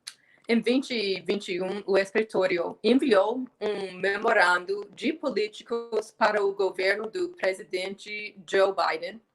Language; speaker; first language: Portuguese; non-native, fluent; English